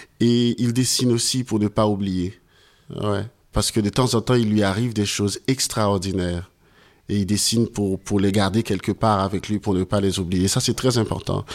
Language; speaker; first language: French; non-native, local second language; Haitian Creole